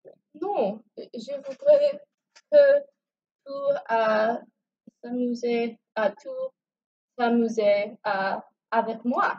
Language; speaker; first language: French; non-native, learner; English